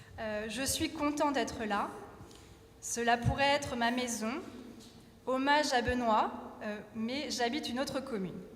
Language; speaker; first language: French; native; French